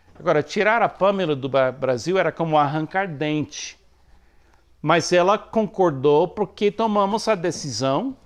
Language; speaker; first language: Portuguese; non-native, fluent; English